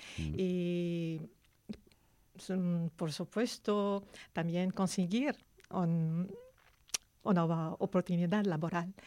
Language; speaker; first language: Spanish; non-native, learner; Arabic